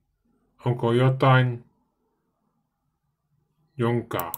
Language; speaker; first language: Finnish; non-native, learner; Dutch